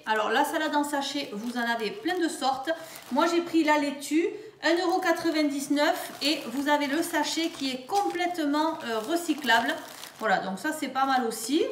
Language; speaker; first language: French; native; French